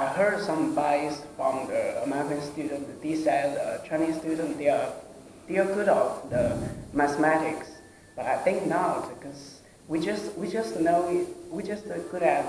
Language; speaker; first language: English; non-native, learner; Chinese